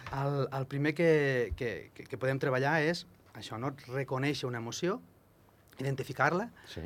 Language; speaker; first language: Catalan; native; Catalan